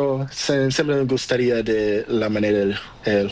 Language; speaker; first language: Spanish; non-native, learner; Portuguese